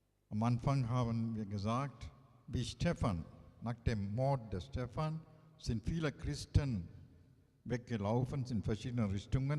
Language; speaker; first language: German; non-native, fluent; Tamil